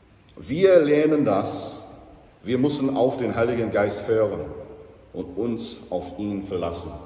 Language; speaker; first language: German; non-native, fluent; English